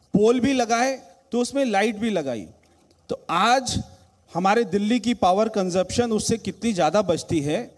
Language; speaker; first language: Hindi; native; Hindi